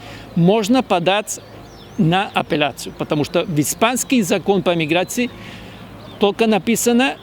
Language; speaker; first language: Russian; non-native, fluent; Spanish